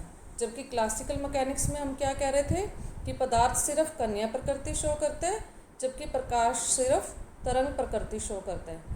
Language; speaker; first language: Hindi; native; Hindi